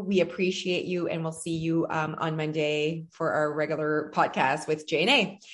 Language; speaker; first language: English; non-native, local second language; French